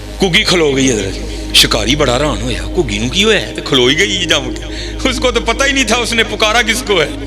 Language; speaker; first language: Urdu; non-native, local second language; Punjabi